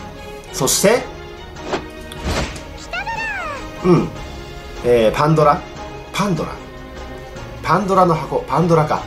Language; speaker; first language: Japanese; native; Japanese